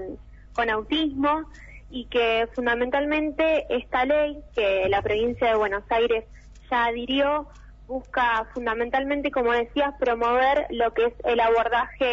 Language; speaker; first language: Spanish; native; Spanish